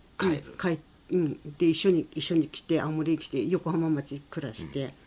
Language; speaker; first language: Japanese; native; Japanese